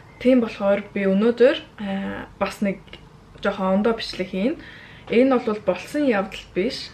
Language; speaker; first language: Mongolian; early bilingual, heritage; Mongolian